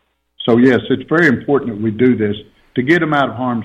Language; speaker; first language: English; native; English